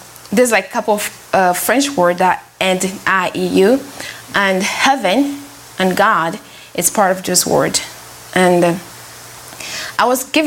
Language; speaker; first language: English; non-native, fluent; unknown